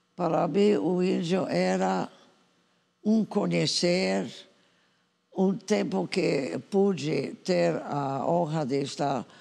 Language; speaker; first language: Portuguese; non-native, fluent; English